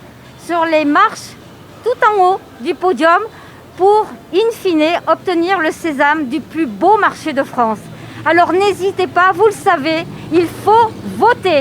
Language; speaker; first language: French; native; French